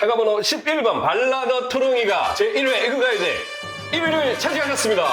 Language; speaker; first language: Korean; native; Korean